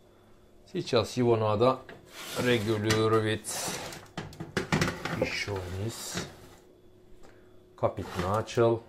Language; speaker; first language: Russian; non-native, learner; Turkish